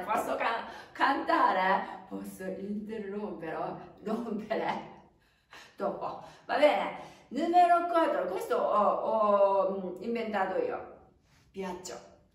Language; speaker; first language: Italian; non-native, fluent; Japanese